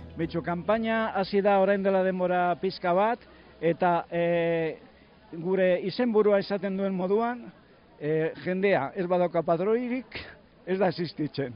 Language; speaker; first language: Basque; non-native, local second language; Spanish